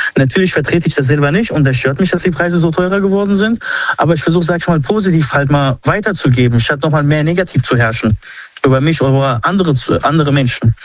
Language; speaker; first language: German; early bilingual, other home language; Arabic